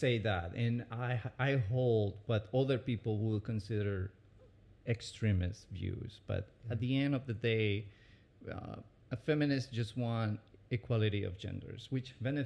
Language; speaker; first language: English; non-native, fluent; Spanish